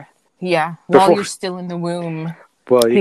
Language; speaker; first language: English; native; English